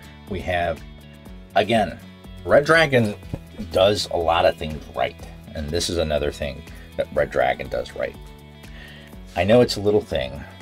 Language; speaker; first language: English; native; English